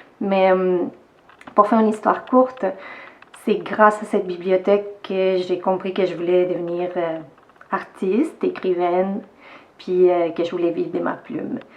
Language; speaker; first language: French; non-native, fluent; Spanish